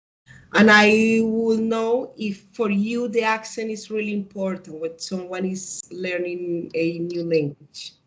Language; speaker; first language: English; non-native, learner; Spanish